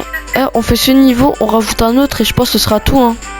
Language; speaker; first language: French; native; French